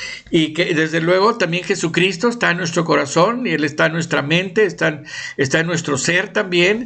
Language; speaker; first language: Spanish; native; Spanish